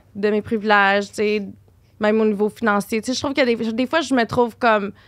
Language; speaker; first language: French; native; French